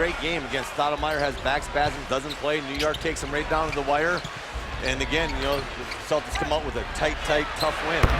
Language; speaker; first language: English; native; English